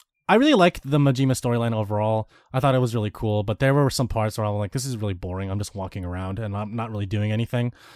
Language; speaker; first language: English; native; English